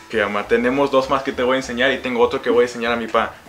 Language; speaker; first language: Spanish; early bilingual, heritage; Spanish